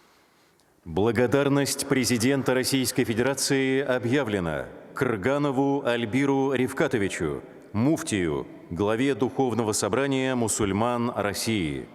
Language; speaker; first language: Russian; native; Russian